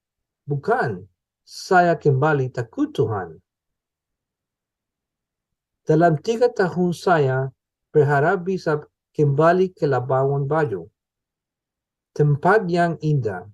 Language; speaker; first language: Indonesian; non-native, learner; English